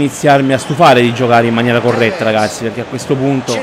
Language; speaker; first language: Italian; native; Italian